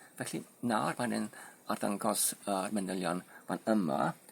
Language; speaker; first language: Welsh; non-native, learner; Polish